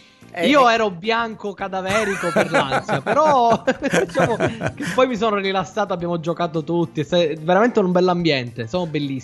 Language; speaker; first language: Italian; native; Italian